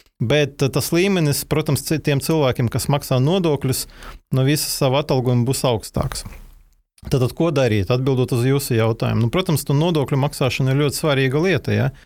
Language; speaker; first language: Latvian; non-native, local second language; Russian